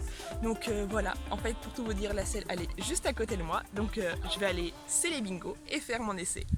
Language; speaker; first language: French; native; French